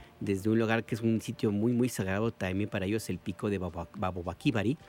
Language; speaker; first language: Spanish; native; Spanish